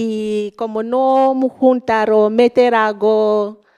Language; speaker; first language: Spanish; non-native, learner; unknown